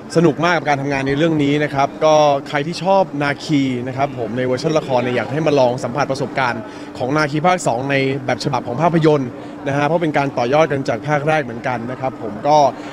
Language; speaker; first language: Thai; native; Thai